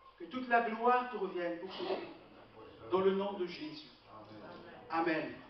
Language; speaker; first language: French; non-native, local second language; Lingala